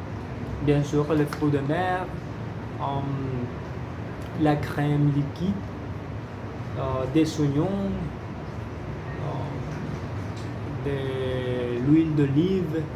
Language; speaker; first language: French; non-native, learner; Spanish